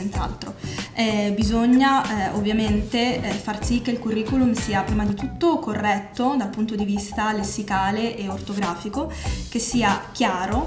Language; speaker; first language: Italian; native; Italian